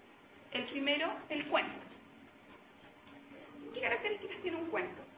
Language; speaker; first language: Spanish; native; Spanish